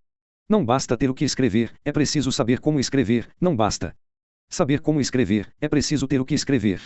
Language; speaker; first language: Portuguese; native; Portuguese